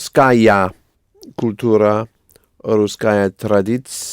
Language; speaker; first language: Russian; non-native, learner; English